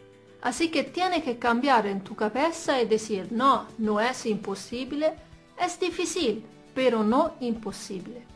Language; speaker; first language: Spanish; non-native, fluent; Italian